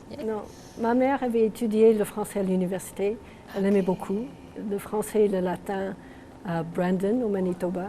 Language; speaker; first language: French; non-native, local second language; English